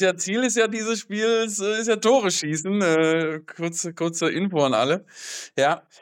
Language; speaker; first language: German; native; German